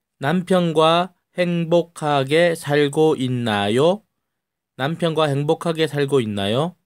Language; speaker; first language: Korean; native; Korean